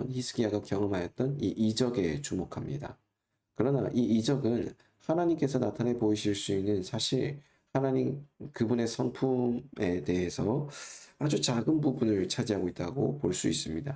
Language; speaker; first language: Korean; native; Korean